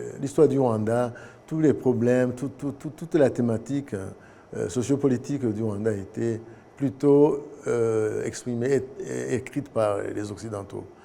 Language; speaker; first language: French; non-native, local second language; Kinyarwanda